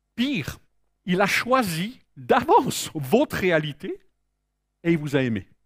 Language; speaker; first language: French; native; French